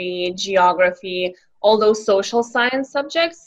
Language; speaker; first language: English; non-native, fluent; Lithuanian